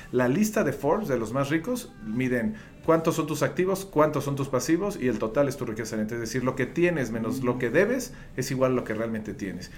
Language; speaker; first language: Spanish; native; Spanish